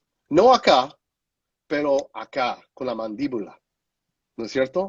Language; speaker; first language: Spanish; non-native, fluent; English